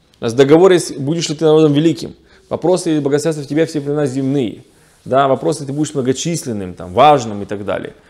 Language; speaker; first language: Russian; early bilingual, heritage; Russian